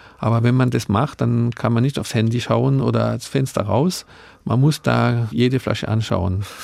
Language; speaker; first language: German; non-native, local second language; Swiss German